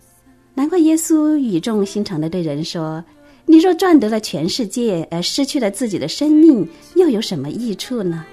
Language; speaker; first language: Chinese; native; Chinese